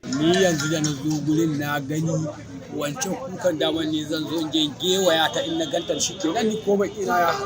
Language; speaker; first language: Hausa; non-native, local second language; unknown